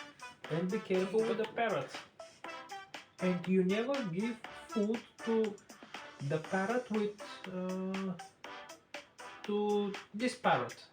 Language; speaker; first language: English; non-native, learner; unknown